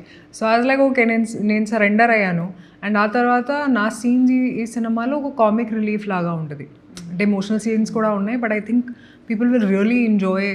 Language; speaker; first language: Telugu; non-native, local second language; Hindi